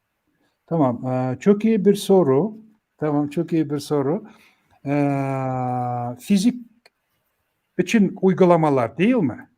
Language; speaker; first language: Turkish; non-native, learner; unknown